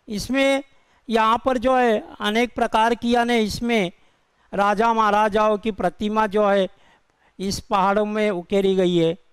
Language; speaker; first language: Hindi; non-native, local second language; Urdu